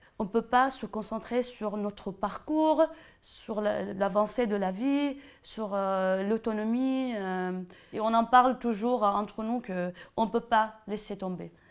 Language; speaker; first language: French; non-native, fluent; Arabic